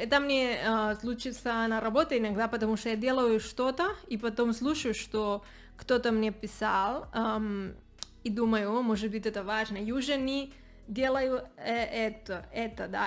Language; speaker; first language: Russian; non-native, learner; Spanish